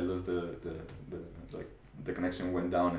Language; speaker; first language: English; non-native, fluent; Spanish